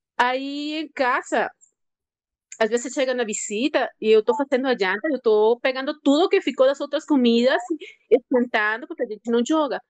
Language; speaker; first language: Portuguese; non-native, fluent; Spanish